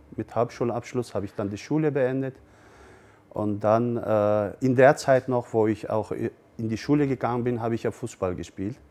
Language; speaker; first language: German; early bilingual, other home language; Turkish